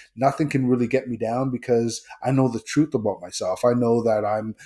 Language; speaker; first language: English; native; English